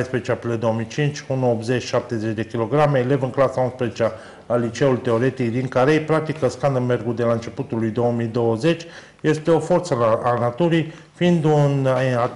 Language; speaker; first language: Romanian; native; Romanian